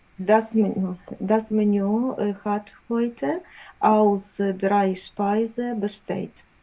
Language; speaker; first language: German; non-native, learner; Ukrainian